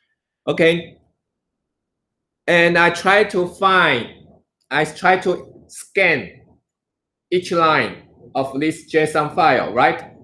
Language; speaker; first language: English; non-native, learner; Chinese